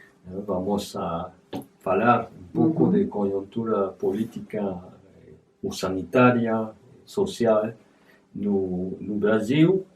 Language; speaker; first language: Portuguese; non-native, fluent; French